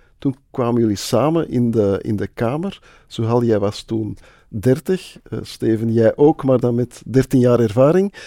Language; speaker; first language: Dutch; native; Dutch